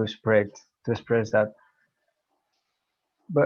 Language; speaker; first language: English; non-native, learner; Spanish